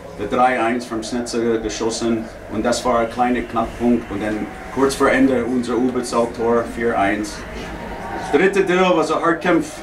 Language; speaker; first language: German; non-native, learner; English